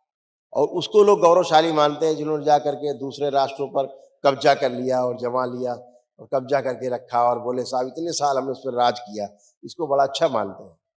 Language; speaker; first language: Hindi; native; Hindi